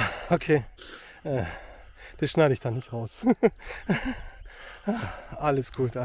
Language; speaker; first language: German; native; German